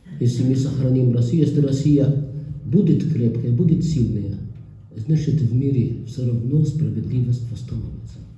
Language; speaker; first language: Russian; non-native, fluent; Arabic